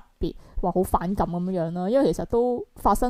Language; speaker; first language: Cantonese; native; Cantonese